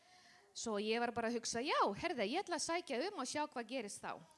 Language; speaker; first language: Icelandic; non-native, learner; Spanish